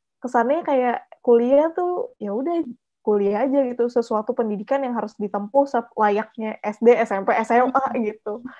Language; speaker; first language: Indonesian; native; Indonesian